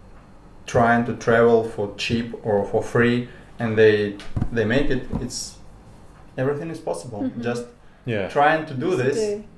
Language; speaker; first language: English; non-native, learner; Russian